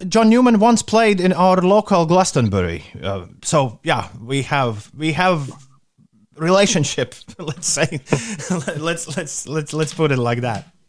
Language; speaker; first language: English; non-native, fluent; Latvian